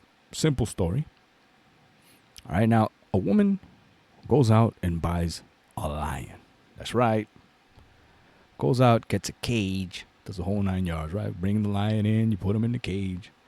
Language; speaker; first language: English; native; English